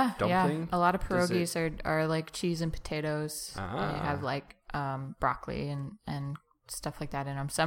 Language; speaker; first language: English; native; English